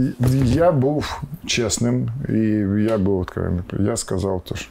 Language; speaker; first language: Ukrainian; non-native, local second language; Russian